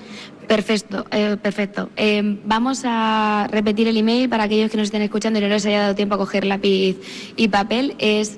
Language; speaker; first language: Spanish; native; Spanish